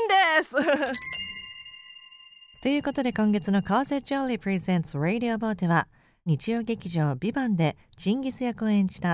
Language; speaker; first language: Japanese; native; Japanese